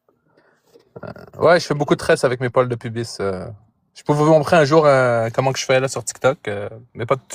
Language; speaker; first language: French; native; French